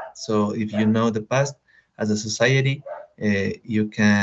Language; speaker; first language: English; non-native, learner; Spanish